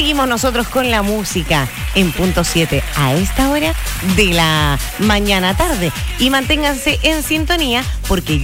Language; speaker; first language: Spanish; native; Spanish